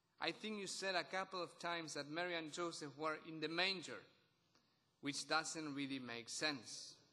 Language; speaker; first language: English; non-native, fluent; Spanish